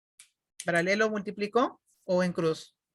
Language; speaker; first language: Spanish; native; Spanish